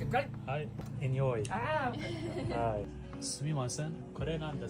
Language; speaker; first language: Japanese; non-native, learner; English